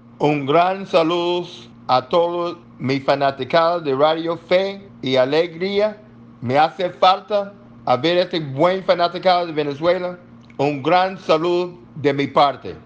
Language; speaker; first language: Spanish; non-native, learner; English